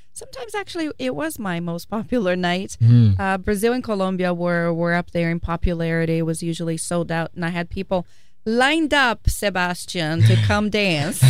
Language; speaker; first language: English; non-native, fluent; Portuguese